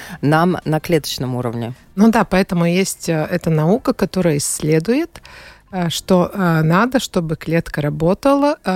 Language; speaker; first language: Russian; non-native, fluent; Latvian